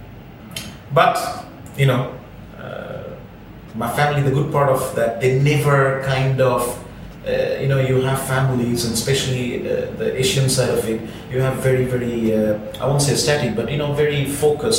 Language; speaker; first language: English; non-native, local second language; Bangla